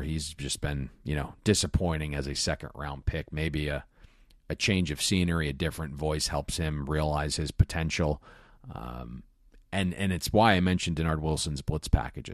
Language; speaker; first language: English; native; English